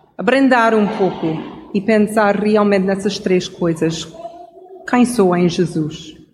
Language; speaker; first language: Portuguese; non-native, fluent; English